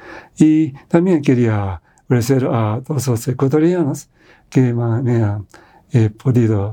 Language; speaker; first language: Spanish; non-native, fluent; Japanese